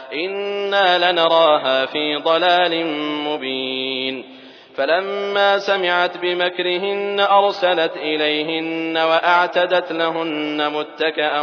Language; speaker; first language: Arabic; native; Arabic